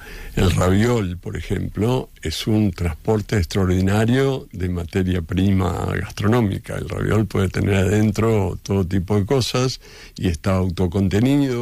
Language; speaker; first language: Spanish; native; Spanish